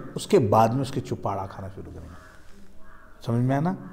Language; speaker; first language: Hindi; non-native, local second language; Marathi